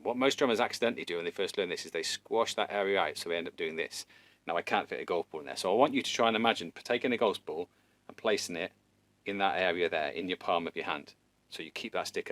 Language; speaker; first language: English; native; English